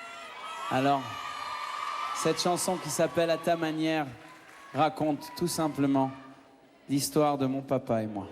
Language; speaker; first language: French; native; French